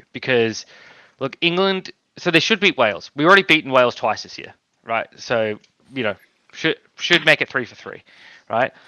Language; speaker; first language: English; native; English